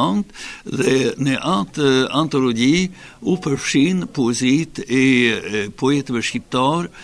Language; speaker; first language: Albanian; non-native, fluent; Swedish